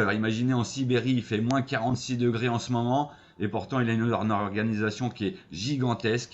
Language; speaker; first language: French; native; French